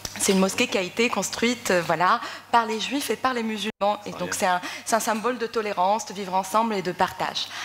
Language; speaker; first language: French; non-native, local second language; Arabic